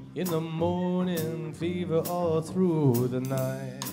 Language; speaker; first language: English; native; English